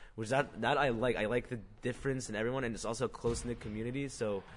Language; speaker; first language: English; non-native, fluent; Arabic